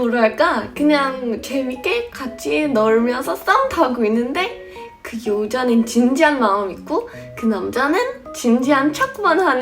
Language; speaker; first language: Korean; non-native, fluent; English